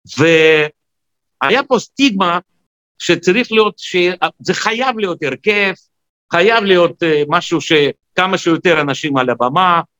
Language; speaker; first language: Hebrew; non-native, fluent; Russian